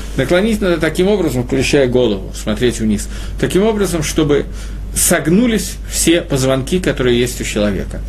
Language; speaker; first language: Russian; native; Russian